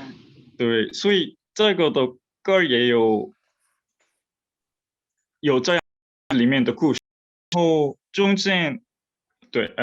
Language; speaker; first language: Chinese; non-native, fluent; Korean